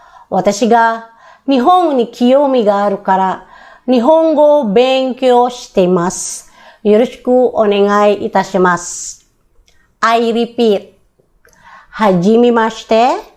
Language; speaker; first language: Japanese; non-native, learner; Filipino